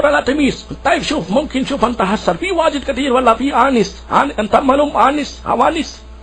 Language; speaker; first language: Arabic; non-native, learner; Urdu